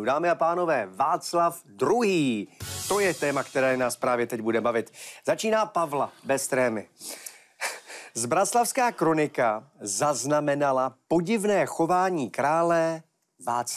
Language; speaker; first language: Czech; native; Czech